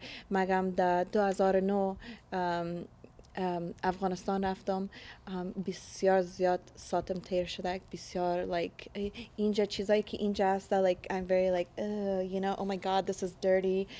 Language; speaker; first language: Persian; early bilingual, heritage; Persian